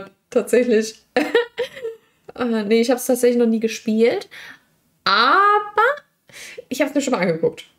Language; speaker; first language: German; native; German